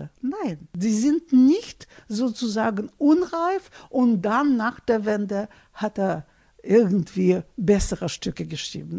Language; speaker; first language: German; non-native, fluent; Russian